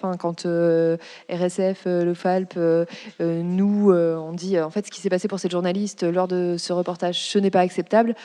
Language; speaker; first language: French; native; French